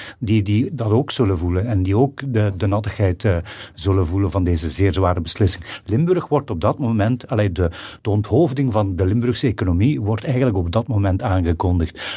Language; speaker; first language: Dutch; native; Dutch